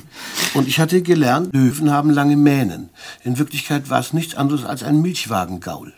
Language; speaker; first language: German; native; German